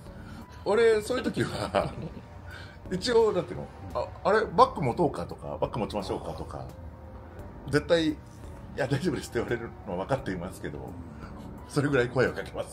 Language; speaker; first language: Japanese; native; Japanese